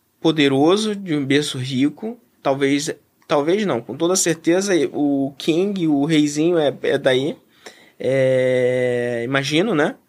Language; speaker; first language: Portuguese; native; Portuguese